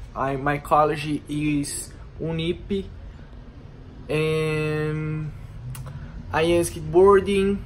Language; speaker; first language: English; non-native, learner; Portuguese